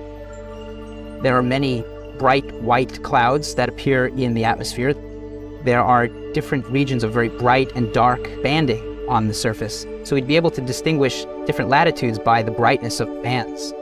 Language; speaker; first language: English; native; English